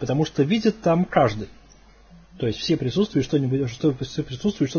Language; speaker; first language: Russian; native; Russian